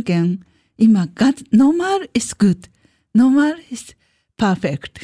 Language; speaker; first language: German; non-native, learner; Japanese